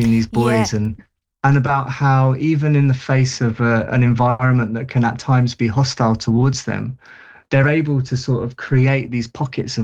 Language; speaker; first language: English; native; English